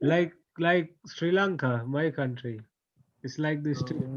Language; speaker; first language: English; non-native, fluent; Sinhala